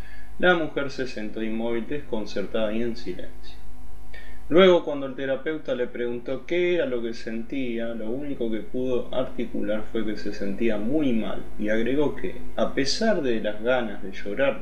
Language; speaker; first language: Spanish; native; Spanish